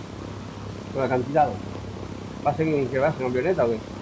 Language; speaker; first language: Spanish; native; Spanish